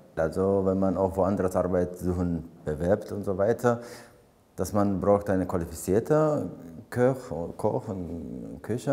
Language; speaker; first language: German; non-native, fluent; Amharic